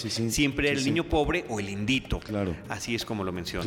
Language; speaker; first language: Spanish; native; Spanish